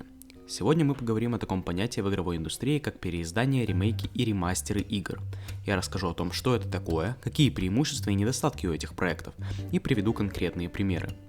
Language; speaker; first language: Russian; native; Russian